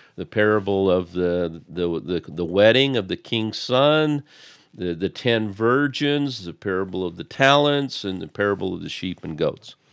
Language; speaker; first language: English; native; English